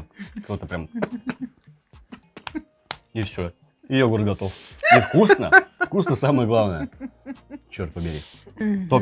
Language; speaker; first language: Russian; native; Russian